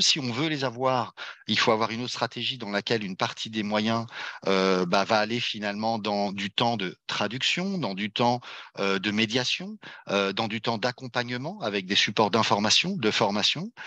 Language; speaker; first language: French; native; French